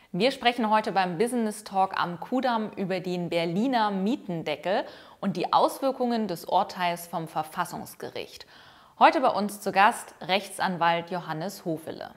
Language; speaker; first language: German; native; German